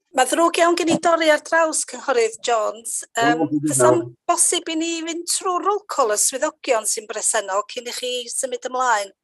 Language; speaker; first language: Welsh; native; Welsh